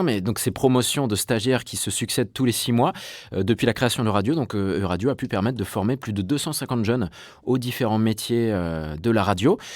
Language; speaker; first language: French; native; French